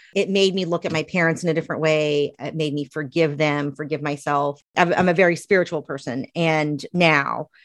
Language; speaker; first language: English; native; English